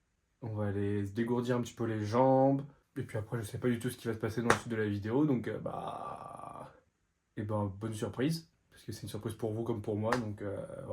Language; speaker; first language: French; native; French